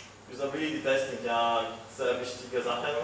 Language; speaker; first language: German; non-native, fluent; Polish